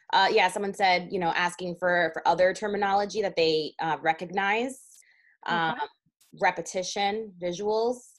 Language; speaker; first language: English; native; English